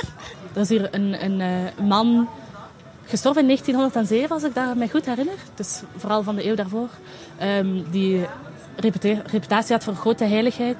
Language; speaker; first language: Dutch; native; Dutch